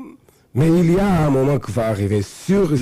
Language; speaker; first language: French; non-native, fluent; Portuguese